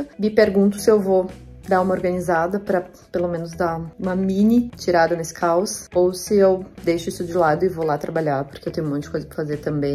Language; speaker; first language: Portuguese; native; Portuguese